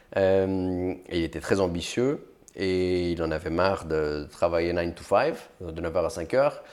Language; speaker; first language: French; early bilingual, other home language; Portuguese